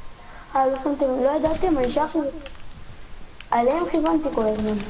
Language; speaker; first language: Hebrew; native; Hebrew